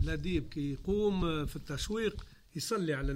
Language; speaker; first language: Arabic; native; Arabic